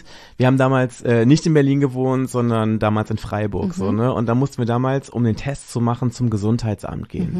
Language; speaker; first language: German; native; German